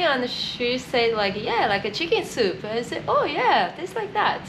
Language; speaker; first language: English; non-native, fluent; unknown